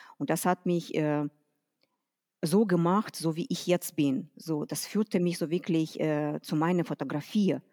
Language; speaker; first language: German; non-native, fluent; Russian